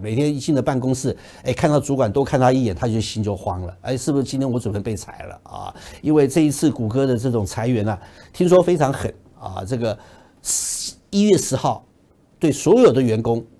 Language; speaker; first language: Chinese; native; Chinese